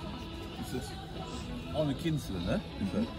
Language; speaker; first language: German; non-native, learner; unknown